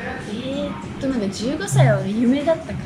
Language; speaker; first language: Japanese; non-native, fluent; Russian